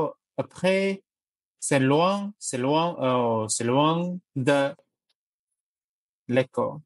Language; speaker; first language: French; non-native, learner; Chinese